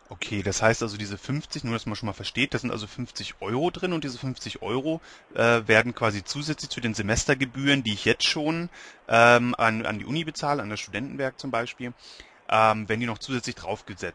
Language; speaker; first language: German; native; German